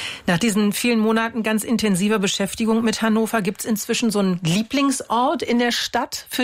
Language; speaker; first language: German; native; German